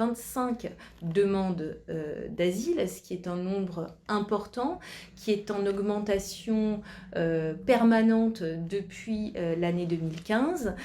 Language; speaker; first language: French; native; French